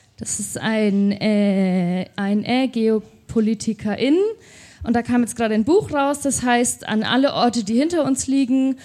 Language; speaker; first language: German; native; German